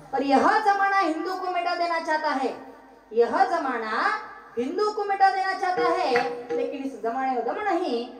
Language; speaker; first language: Hindi; non-native, local second language; Marathi